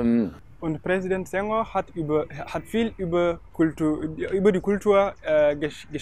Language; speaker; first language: German; non-native, fluent; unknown